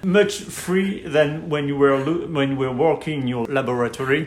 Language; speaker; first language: English; non-native, fluent; French